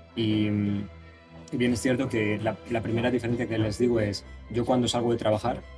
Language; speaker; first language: Spanish; native; Spanish